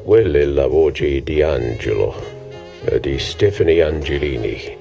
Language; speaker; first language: Italian; early bilingual, heritage; Italian